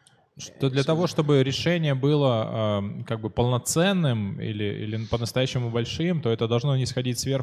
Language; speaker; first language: Russian; native; Russian